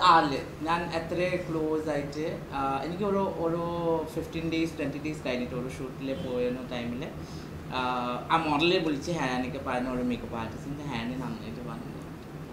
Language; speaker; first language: Malayalam; non-native, learner; Assamese